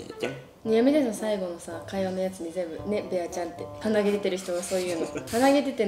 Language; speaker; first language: Japanese; native; Japanese